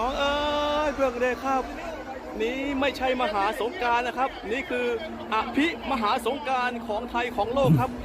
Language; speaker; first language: Thai; native; Thai